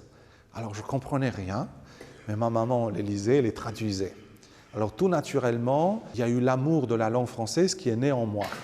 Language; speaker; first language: French; non-native, fluent; Romanian